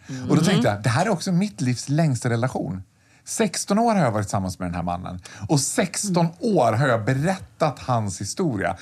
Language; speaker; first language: Swedish; native; Swedish